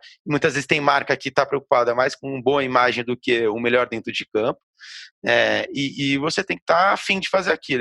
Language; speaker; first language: Portuguese; native; Portuguese